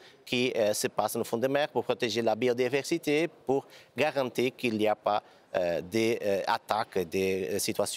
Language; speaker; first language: French; non-native, learner; Portuguese